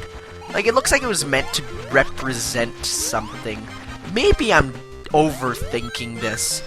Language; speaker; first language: English; native; English